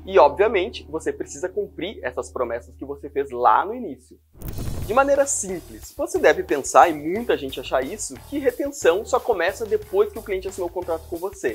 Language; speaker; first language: Portuguese; native; Portuguese